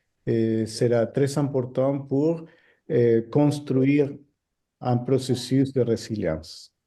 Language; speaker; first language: French; non-native, fluent; Spanish